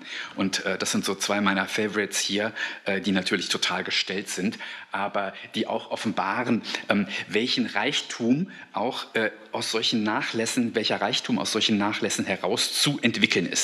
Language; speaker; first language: German; native; German